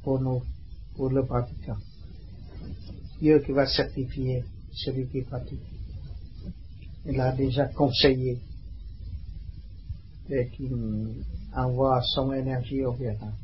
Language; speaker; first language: French; non-native, learner; Vietnamese